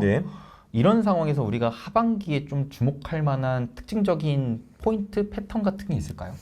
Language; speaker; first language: Korean; native; Korean